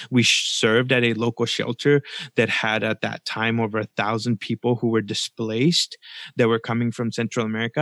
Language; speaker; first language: English; early bilingual, other home language; Spanish